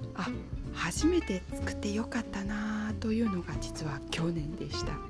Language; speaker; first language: Japanese; non-native, fluent; Chinese